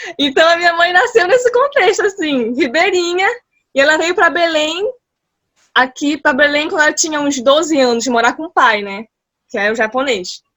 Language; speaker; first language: Portuguese; early bilingual, heritage; Portuguese